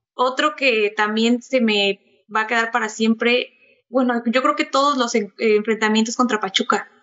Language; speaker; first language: Spanish; native; Spanish